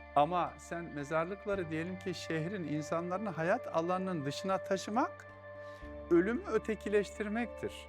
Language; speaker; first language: Turkish; native; Turkish